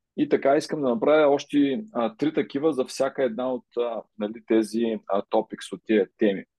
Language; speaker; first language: Bulgarian; native; Bulgarian